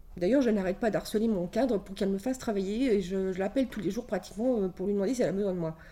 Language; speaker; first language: French; native; French